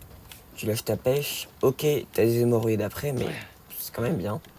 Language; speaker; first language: French; native; French